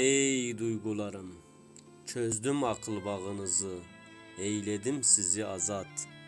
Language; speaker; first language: Turkish; native; Turkish